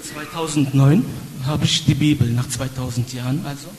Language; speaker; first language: German; non-native, fluent; Turkish